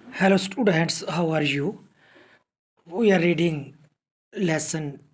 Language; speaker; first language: English; non-native, local second language; Punjabi